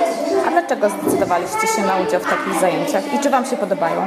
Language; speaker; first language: Polish; native; Polish